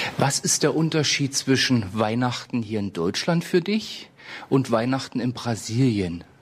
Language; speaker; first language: German; native; German